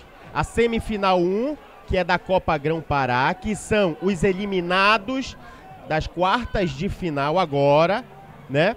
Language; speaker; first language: Portuguese; native; Portuguese